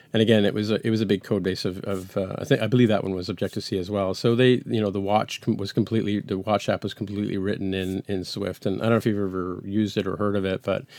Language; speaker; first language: English; native; English